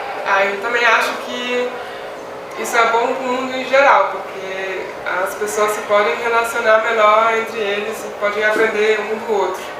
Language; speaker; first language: Portuguese; non-native, fluent; Swiss German